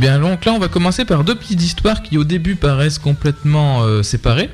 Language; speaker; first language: French; native; French